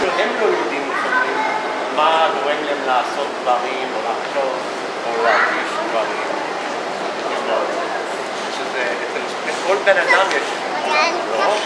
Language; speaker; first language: Hebrew; non-native, fluent; English